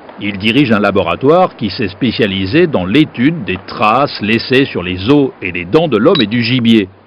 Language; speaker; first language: French; native; French